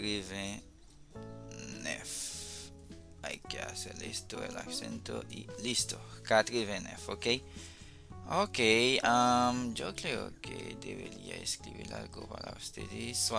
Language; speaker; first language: Spanish; non-native, fluent; Haitian Creole